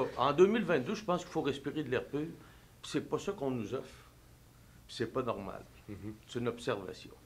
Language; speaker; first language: French; native; French